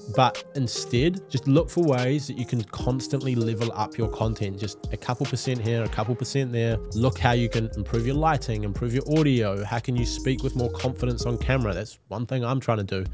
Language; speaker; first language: English; native; English